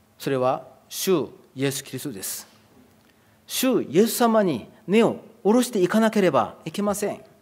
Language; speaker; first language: Japanese; non-native, fluent; Korean